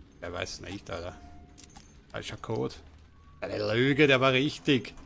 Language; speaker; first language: German; native; German